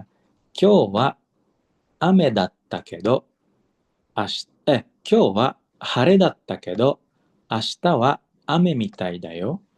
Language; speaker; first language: Japanese; non-native, fluent; Indonesian